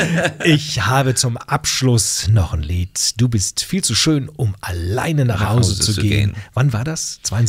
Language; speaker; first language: German; native; German